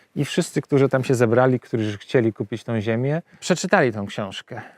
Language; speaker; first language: Polish; native; Polish